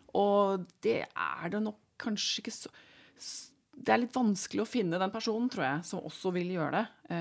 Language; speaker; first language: Norwegian; native; Norwegian